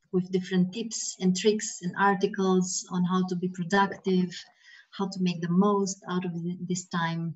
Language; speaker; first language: English; non-native, fluent; Romanian